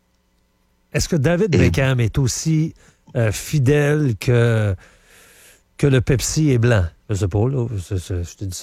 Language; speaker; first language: French; native; French